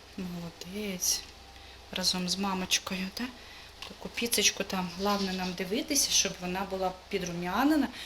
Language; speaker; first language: Ukrainian; non-native, local second language; Russian